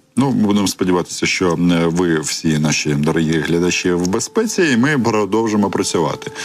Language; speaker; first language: Ukrainian; native; Ukrainian